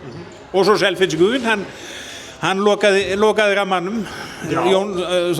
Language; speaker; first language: Icelandic; native; Icelandic